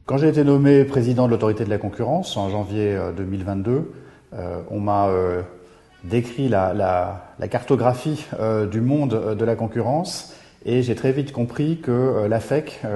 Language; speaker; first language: French; native; French